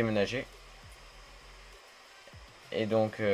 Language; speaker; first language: French; native; French